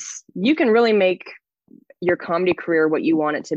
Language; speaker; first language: English; native; English